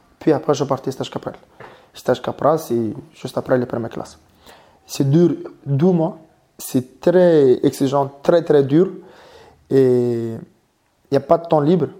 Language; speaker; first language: French; non-native, learner; Mongolian